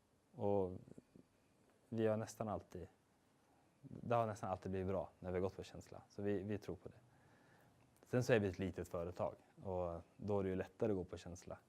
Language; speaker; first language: Swedish; native; Swedish